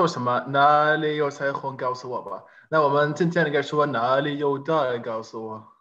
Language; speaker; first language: Chinese; non-native, fluent; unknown